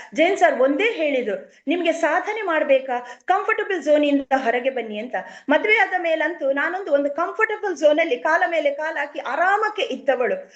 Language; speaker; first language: Kannada; native; Kannada